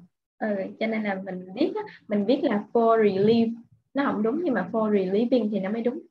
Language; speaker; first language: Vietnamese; native; Vietnamese